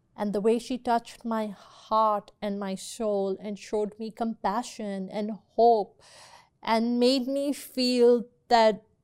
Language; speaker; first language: English; non-native, local second language; Urdu